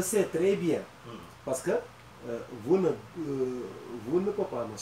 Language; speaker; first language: French; non-native, learner; Wolof